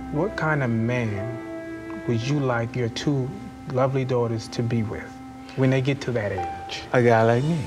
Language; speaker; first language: English; native; English